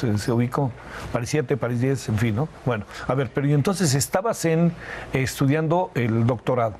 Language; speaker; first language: Spanish; native; Spanish